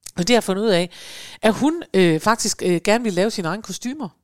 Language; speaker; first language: Danish; native; Danish